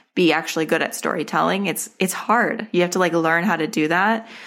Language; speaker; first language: English; native; English